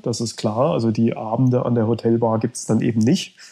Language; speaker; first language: German; native; German